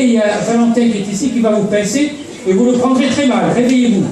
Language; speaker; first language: French; native; French